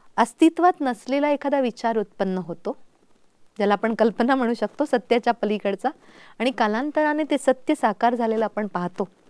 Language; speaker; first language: Marathi; native; Marathi